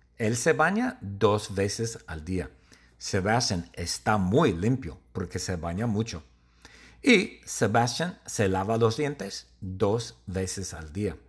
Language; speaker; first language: Spanish; non-native, learner; English